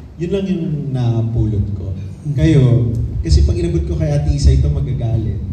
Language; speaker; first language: Filipino; native; Filipino